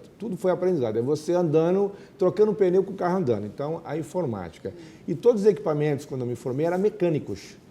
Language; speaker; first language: Portuguese; native; Portuguese